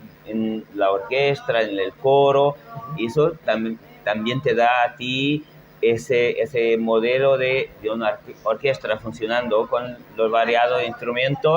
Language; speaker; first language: Spanish; non-native, fluent; Portuguese